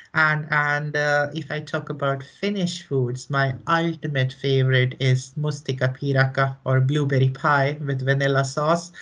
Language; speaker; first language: English; non-native, local second language; Hindi